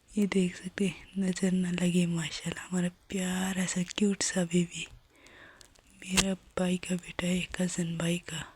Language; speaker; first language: Urdu; non-native, local second language; Shina